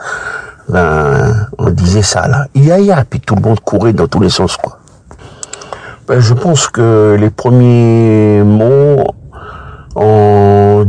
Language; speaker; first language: French; native; French